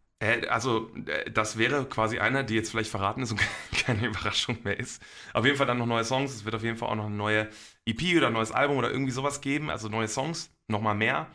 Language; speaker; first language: German; early bilingual, other home language; Polish